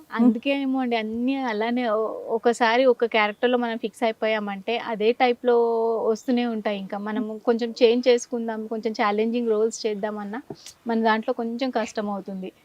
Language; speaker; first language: Telugu; native; Telugu